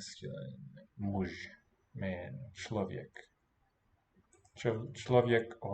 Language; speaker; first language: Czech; non-native, learner; English